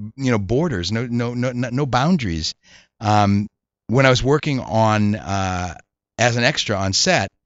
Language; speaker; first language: English; native; English